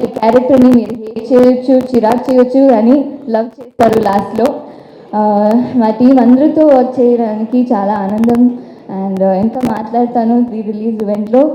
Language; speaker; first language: Telugu; non-native, fluent; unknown